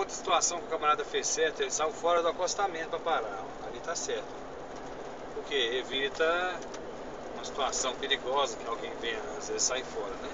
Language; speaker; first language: Portuguese; native; Portuguese